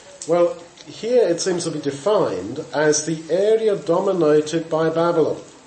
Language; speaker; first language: English; native; English